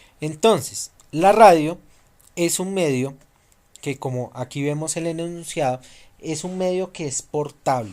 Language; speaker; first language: Spanish; native; Spanish